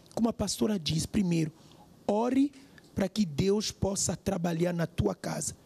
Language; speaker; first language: Portuguese; non-native, fluent; French